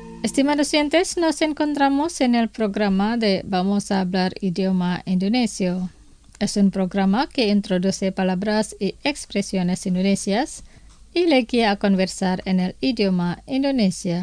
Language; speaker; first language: Spanish; non-native, fluent; Indonesian